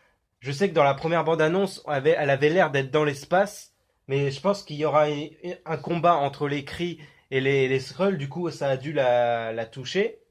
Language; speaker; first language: French; native; French